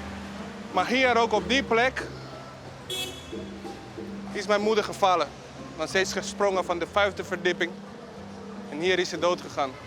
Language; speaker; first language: Dutch; non-native, fluent; Spanish